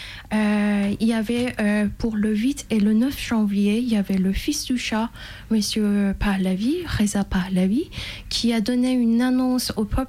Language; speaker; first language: French; non-native, fluent; Persian